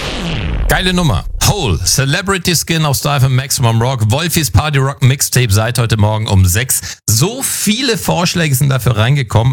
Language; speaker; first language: German; native; German